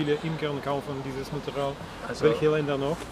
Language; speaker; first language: German; non-native, learner; Russian